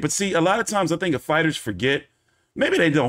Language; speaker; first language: English; native; English